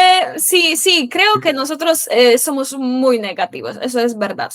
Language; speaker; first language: Spanish; non-native, fluent; Polish